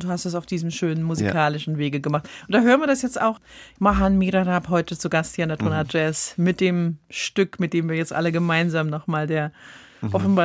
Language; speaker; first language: German; native; German